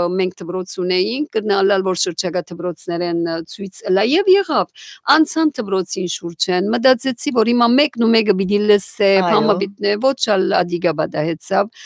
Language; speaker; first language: Armenian; native; Armenian